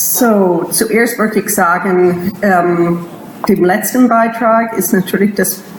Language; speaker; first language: German; non-native, fluent; English